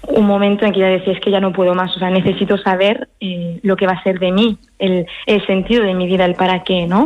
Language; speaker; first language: Spanish; early bilingual, heritage; French